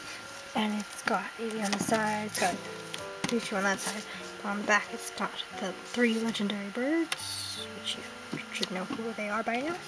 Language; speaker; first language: English; native; English